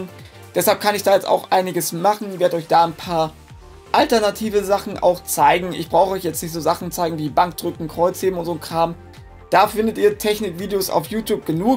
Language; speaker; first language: German; native; German